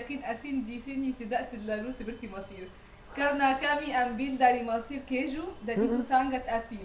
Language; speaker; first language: Indonesian; non-native, learner; Arabic